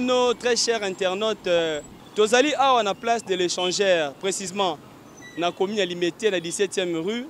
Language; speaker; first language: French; non-native, local second language; Lingala